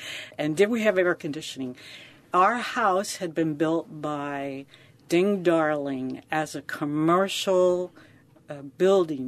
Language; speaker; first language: English; native; English